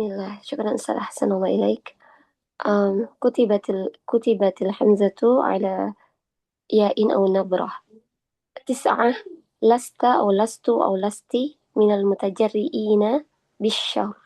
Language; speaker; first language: Arabic; non-native, learner; Indonesian